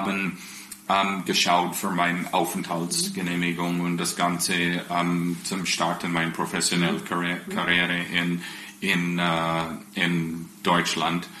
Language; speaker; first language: German; non-native, fluent; English